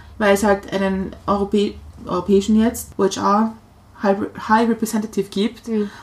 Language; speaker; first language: German; native; German